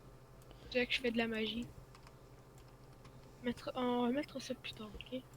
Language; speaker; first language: French; native; French